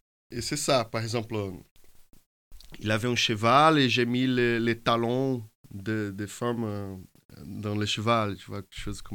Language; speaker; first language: French; non-native, fluent; Portuguese